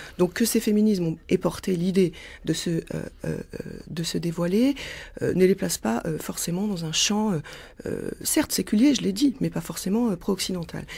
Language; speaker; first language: French; native; French